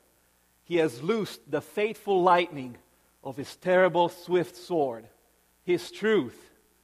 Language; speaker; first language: English; early bilingual, other home language; Romanian